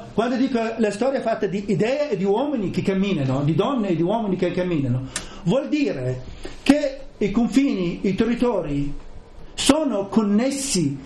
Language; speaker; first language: Italian; non-native, fluent; Arabic